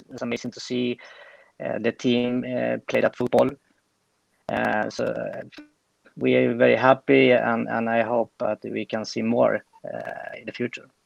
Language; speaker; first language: English; non-native, fluent; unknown